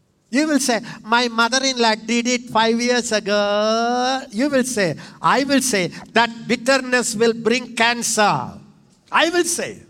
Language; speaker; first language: English; non-native, local second language; Tamil